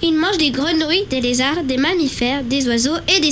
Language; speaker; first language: French; native; French